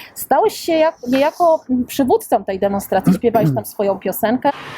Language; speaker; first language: Polish; native; Polish